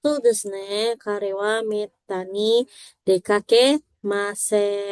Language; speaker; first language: Japanese; non-native, fluent; Indonesian